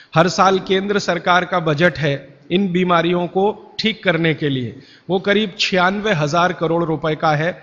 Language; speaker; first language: Hindi; native; Hindi